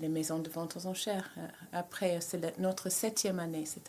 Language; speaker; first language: French; native; French